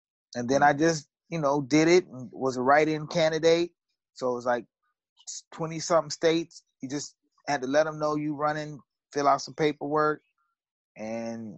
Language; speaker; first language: English; native; English